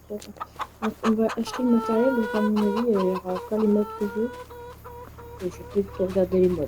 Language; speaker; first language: French; native; French